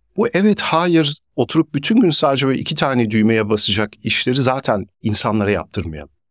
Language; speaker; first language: Turkish; early bilingual, heritage; Turkish